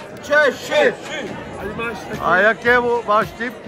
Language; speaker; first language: Czech; non-native, learner; German